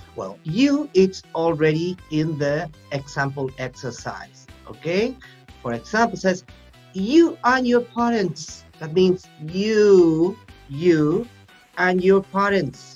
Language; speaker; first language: English; non-native, fluent; Spanish